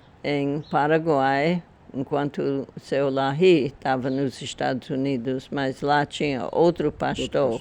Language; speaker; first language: Portuguese; non-native, fluent; English